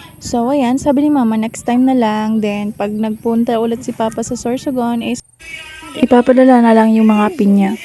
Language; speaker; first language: Filipino; non-native, local second language; Bikol